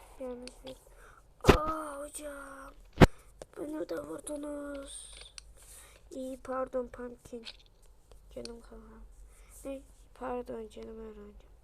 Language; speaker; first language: Turkish; native; Turkish